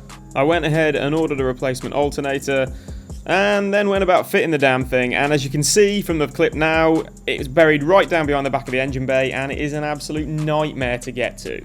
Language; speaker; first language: English; native; English